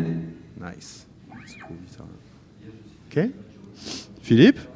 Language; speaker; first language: English; non-native, fluent; French